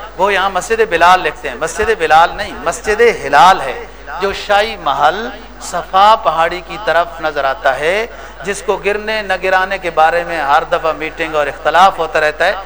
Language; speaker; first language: Urdu; native; Urdu